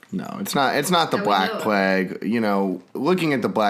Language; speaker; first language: English; native; English